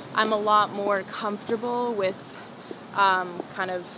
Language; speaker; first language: English; early bilingual, other home language; Spanish